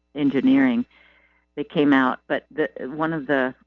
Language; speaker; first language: English; native; English